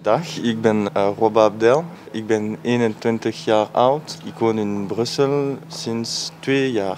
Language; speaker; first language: Dutch; non-native, local second language; French